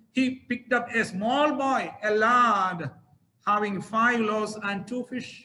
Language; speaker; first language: English; non-native, local second language; Malayalam